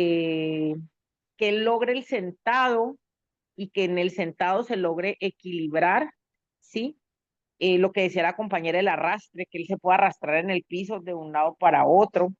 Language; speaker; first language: Spanish; native; Spanish